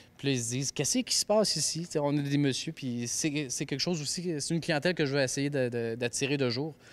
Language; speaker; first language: French; native; French